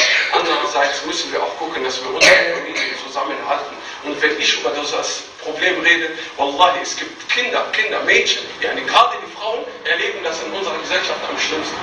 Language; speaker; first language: German; non-native, fluent; Arabic